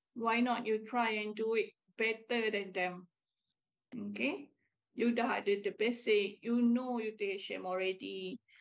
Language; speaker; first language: English; non-native, local second language; Malay